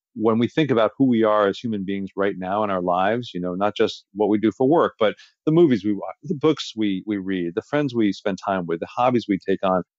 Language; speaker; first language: English; native; English